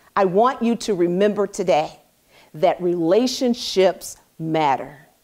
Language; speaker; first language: English; native; English